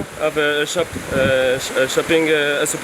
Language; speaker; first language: English; non-native, fluent; French